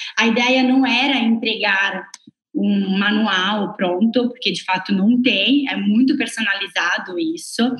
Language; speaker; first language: Portuguese; non-native, fluent; Italian